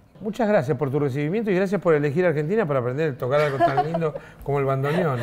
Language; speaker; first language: Spanish; native; Spanish